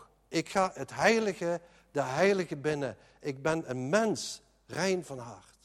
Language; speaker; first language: Dutch; native; Dutch